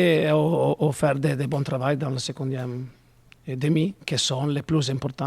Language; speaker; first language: French; non-native, learner; Italian